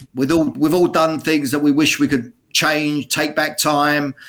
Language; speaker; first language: English; native; English